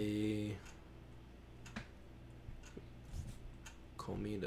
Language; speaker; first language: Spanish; non-native, learner; English